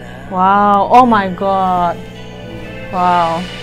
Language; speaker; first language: English; non-native, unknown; Indonesian